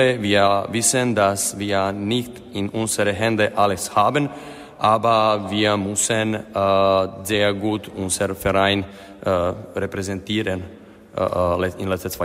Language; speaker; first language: German; non-native, fluent; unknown